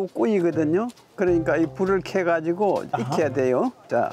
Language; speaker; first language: Korean; native; Korean